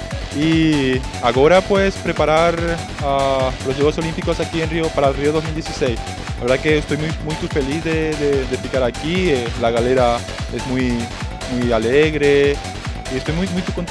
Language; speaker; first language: Portuguese; non-native, fluent; Spanish